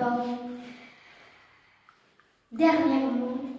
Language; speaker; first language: French; non-native, learner; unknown